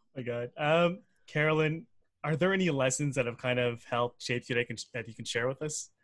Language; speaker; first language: English; native; English